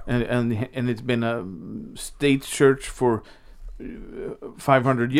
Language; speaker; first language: English; non-native, fluent; Swedish